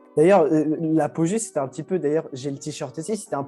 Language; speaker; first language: French; native; French